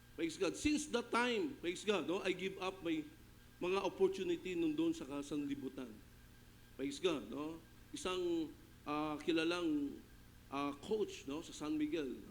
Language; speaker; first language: Filipino; non-native, local second language; Hiligaynon